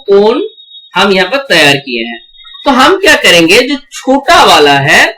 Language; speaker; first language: Hindi; non-native, local second language; Bangla